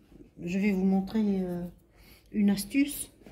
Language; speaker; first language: French; non-native, local second language; Arabic